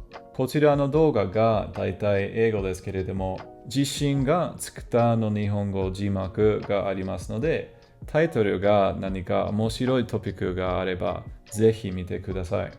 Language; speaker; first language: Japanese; non-native, learner; English